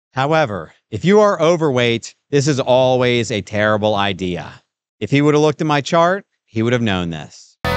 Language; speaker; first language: English; native; English